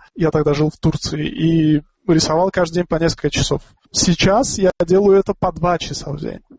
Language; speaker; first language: Russian; non-native, local second language; Tajik